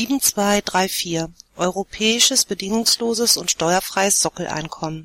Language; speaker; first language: German; native; German